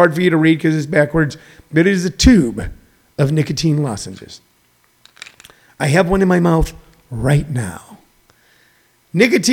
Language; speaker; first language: English; native; English